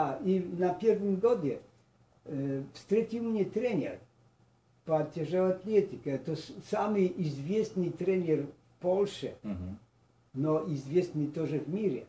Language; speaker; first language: Russian; non-native, learner; Polish